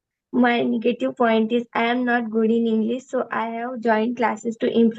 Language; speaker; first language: English; non-native, learner; Marathi